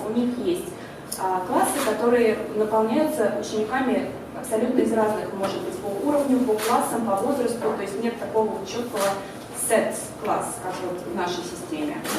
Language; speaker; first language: Russian; native; Russian